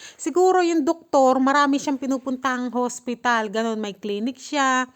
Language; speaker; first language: Filipino; native; Filipino